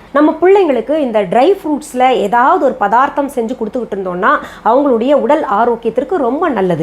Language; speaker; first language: Tamil; non-native, fluent; Hindi